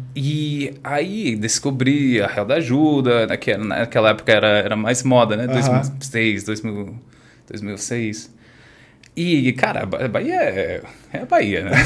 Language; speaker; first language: Portuguese; non-native, fluent; English